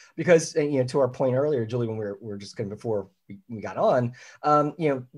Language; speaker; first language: English; native; English